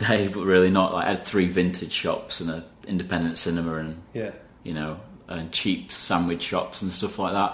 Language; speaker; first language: English; native; English